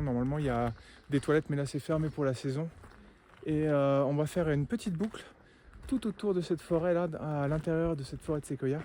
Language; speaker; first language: French; native; French